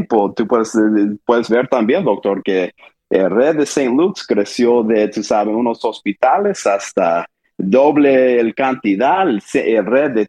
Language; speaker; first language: Spanish; early bilingual, heritage; Spanish